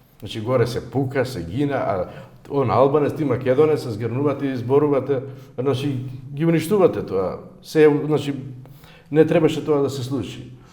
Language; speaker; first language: Macedonian; native; Macedonian